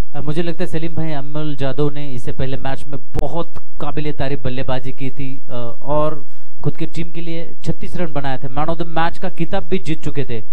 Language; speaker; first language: Hindi; non-native, local second language; Marathi